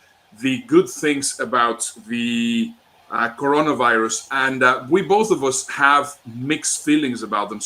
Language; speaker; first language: English; non-native, fluent; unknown